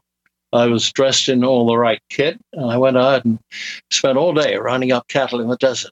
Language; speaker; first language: English; native; English